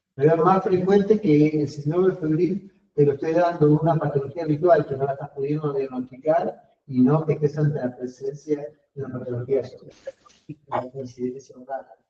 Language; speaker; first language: Spanish; native; Spanish